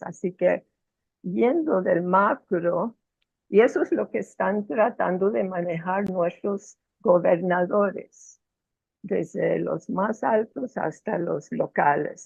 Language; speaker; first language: Spanish; non-native, fluent; English